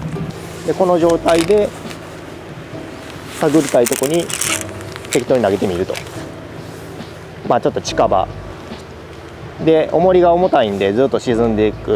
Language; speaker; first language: Japanese; native; Japanese